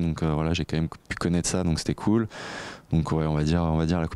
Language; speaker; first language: French; native; French